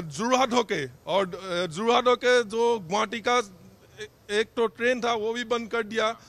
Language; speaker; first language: Hindi; non-native, local second language; Assamese